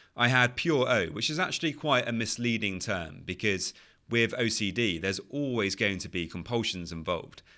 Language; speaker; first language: English; native; English